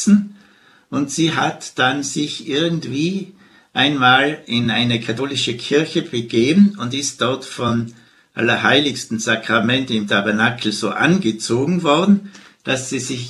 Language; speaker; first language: German; native; German